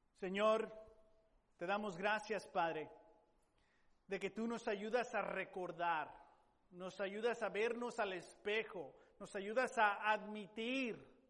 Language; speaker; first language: Spanish; non-native, fluent; English